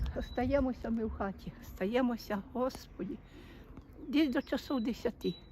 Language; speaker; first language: Ukrainian; native; Ukrainian